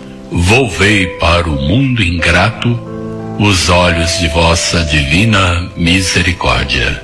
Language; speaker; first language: Portuguese; native; Portuguese